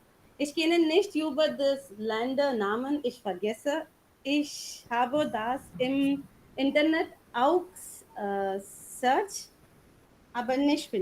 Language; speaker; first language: German; non-native, learner; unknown